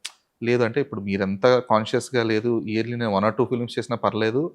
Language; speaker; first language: Telugu; native; Telugu